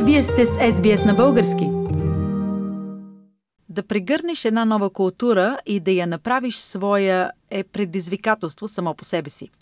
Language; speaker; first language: Bulgarian; native; Bulgarian